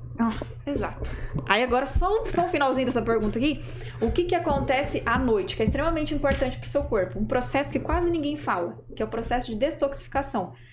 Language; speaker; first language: Portuguese; native; Portuguese